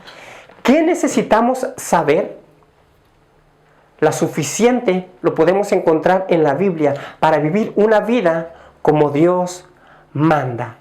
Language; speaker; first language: Spanish; native; Spanish